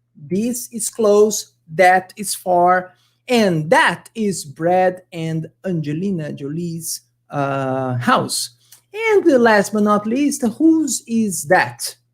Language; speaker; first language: English; non-native, fluent; Portuguese